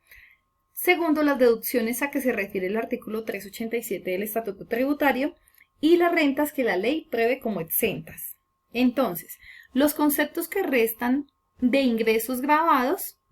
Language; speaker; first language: Spanish; native; Spanish